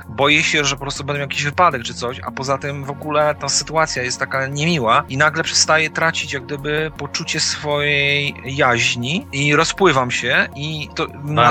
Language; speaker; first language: Polish; native; Polish